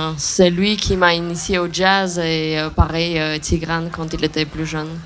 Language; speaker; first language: French; non-native, fluent; Armenian